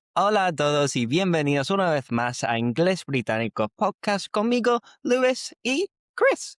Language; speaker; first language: Spanish; non-native, fluent; English